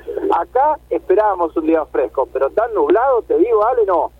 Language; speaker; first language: Spanish; native; Spanish